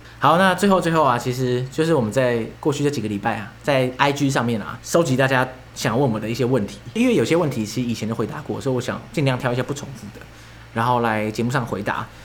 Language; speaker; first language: Chinese; native; Chinese